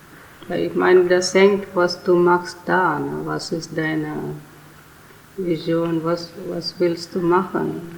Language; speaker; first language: German; non-native, learner; Telugu